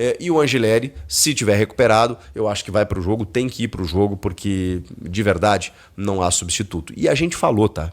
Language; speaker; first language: Portuguese; native; Portuguese